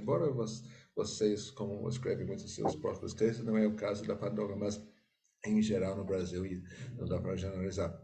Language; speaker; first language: Portuguese; non-native, fluent; English